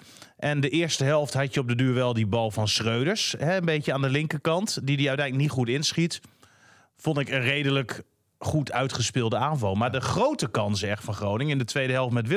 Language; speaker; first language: Dutch; native; Dutch